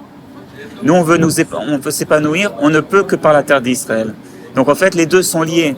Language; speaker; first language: French; native; French